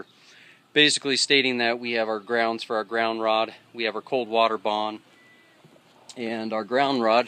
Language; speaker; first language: English; native; English